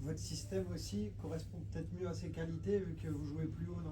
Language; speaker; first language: French; native; French